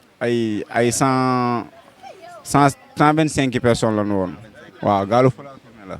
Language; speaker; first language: Wolof; native; Wolof